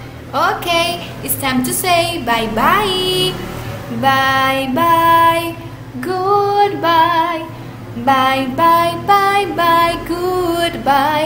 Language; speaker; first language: English; non-native, fluent; Spanish